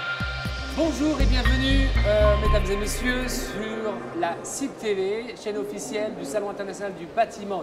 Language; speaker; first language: French; native; French